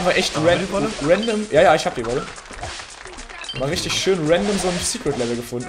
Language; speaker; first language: German; native; German